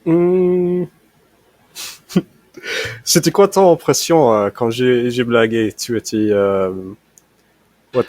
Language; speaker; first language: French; non-native, fluent; English